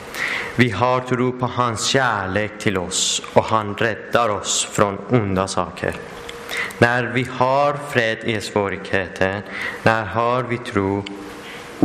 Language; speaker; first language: Swedish; non-native, learner; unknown